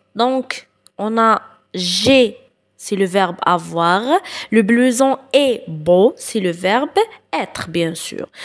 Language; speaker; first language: French; non-native, local second language; Arabic